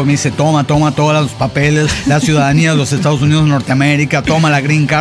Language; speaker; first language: Spanish; native; Spanish